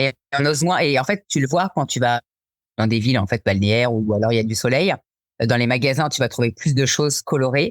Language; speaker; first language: French; native; French